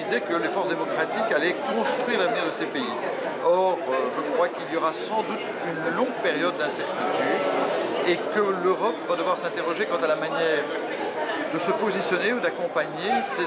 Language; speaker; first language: French; native; French